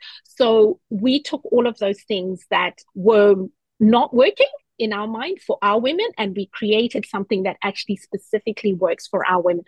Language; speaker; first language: English; non-native, local second language; Shona